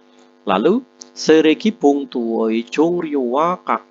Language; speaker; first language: Korean; non-native, fluent; Indonesian